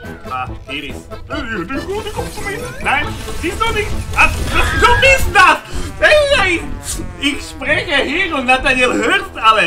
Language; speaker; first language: German; non-native, learner; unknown